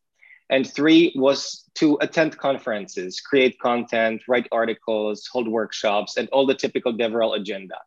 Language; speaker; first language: English; non-native, fluent; Czech